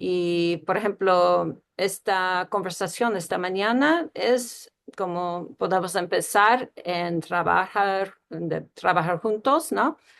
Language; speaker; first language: Spanish; non-native, fluent; English